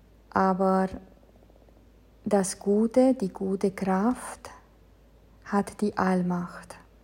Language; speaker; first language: German; non-native, fluent; Romanian